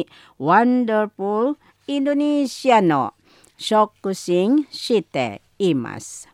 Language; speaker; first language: Japanese; non-native, learner; Indonesian